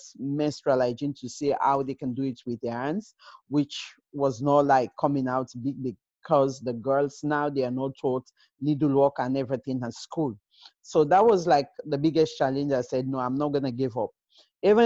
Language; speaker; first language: English; non-native, local second language; Krio